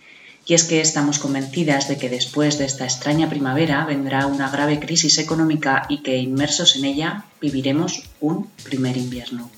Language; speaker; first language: Spanish; native; Spanish